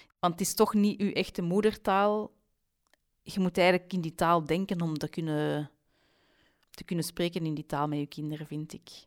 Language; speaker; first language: Dutch; native; Dutch